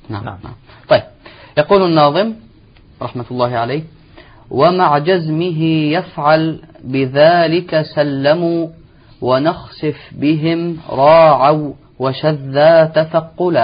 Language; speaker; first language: Arabic; native; Arabic